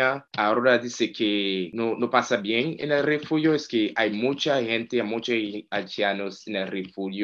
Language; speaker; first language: Spanish; non-native, fluent; Haitian Creole